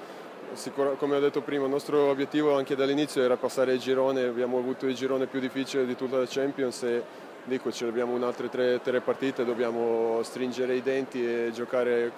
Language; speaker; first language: Italian; non-native, fluent; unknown